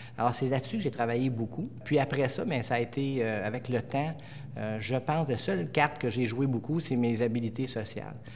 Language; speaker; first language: French; native; French